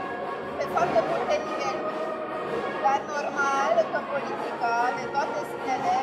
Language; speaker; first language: Romanian; non-native, local second language; Hungarian